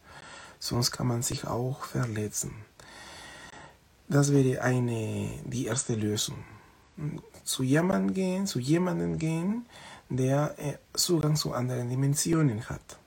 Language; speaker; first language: German; non-native, fluent; Spanish